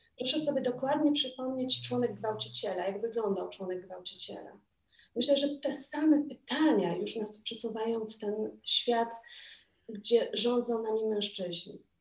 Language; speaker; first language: Polish; native; Polish